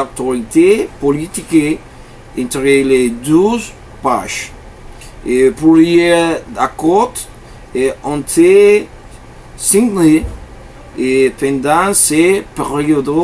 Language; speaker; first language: French; non-native, learner; Spanish